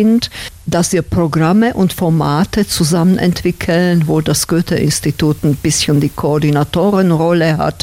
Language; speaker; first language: German; non-native, fluent; Slovak